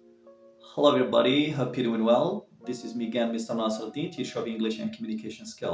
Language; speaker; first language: English; non-native, fluent; Arabic